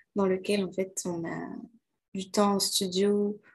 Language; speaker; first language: French; native; French